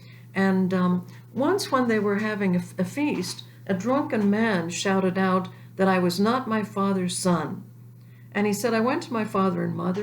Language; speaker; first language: English; native; English